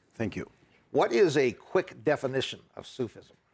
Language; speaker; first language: English; native; English